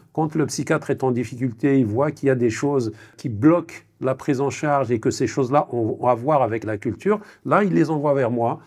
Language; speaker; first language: French; non-native, local second language; Kabyle